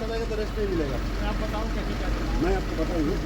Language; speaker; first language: Hindi; non-native, local second language; Bangla